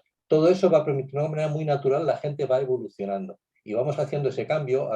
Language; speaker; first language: Spanish; native; Spanish